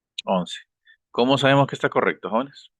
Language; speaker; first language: Spanish; native; Spanish